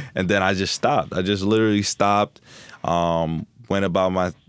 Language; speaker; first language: English; native; English